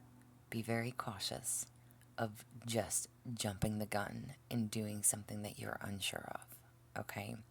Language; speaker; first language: English; native; English